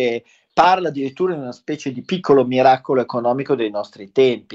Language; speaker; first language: Italian; native; Italian